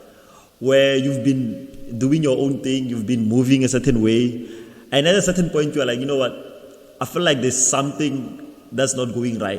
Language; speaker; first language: English; non-native, local second language; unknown